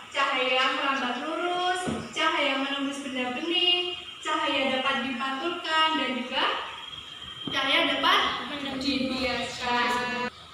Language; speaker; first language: Indonesian; native; Indonesian